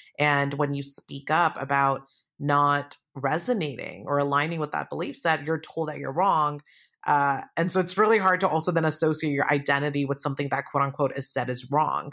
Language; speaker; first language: English; native; English